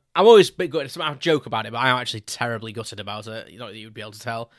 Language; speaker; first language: English; native; English